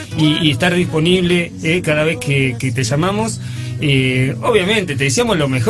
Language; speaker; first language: Spanish; native; Spanish